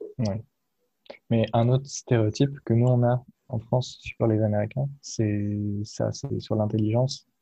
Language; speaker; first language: French; native; French